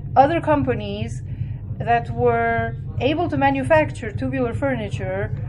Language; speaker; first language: English; non-native, fluent; Romanian